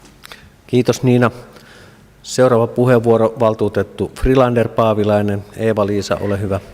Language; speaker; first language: Finnish; native; Finnish